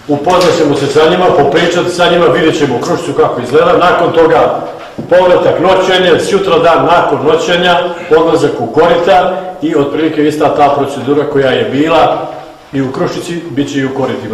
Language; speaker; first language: Bosnian; native; Bosnian